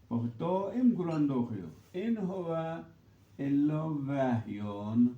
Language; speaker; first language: Persian; non-native, local second language; Azerbaijani